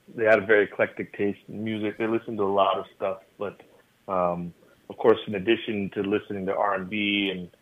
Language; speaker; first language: English; native; English